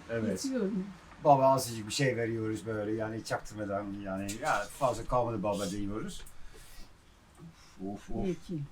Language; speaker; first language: Turkish; non-native, fluent; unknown